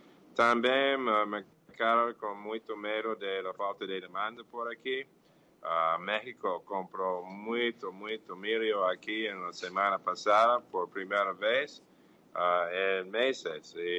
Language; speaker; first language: Portuguese; non-native, fluent; English